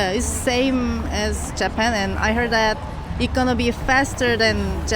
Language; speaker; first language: English; non-native, learner; Korean